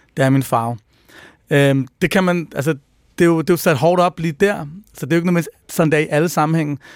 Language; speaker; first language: Danish; early bilingual, other home language; Persian